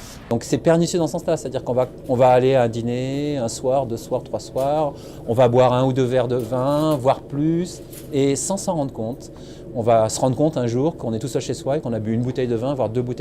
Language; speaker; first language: French; native; French